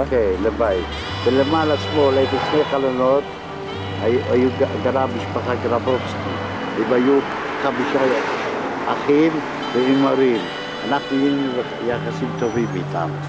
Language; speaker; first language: Hebrew; non-native, fluent; Yiddish